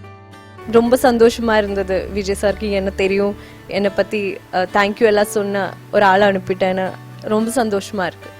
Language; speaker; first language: Tamil; non-native, learner; Malayalam